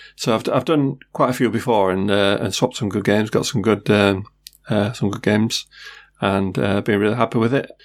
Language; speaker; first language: English; native; English